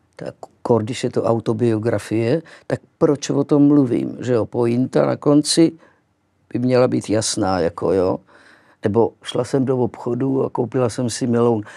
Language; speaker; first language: Czech; early bilingual, other home language; Greek